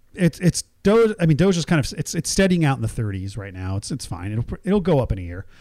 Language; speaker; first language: English; native; English